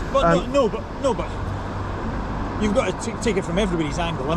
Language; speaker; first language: English; native; English